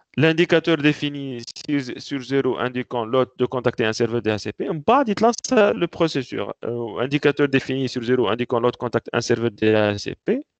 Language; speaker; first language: French; non-native, local second language; Arabic